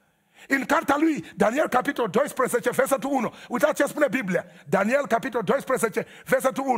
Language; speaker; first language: Romanian; non-native, learner; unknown